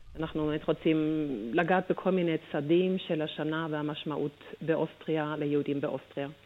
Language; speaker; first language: Hebrew; non-native, fluent; German